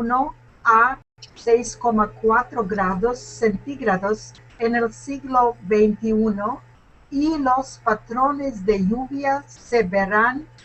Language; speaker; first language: Spanish; non-native, learner; English